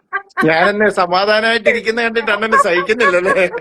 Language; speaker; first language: Malayalam; native; Malayalam